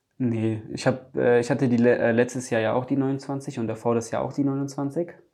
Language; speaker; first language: German; early bilingual, other home language; Polish